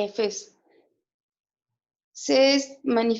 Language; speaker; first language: French; non-native, learner; Spanish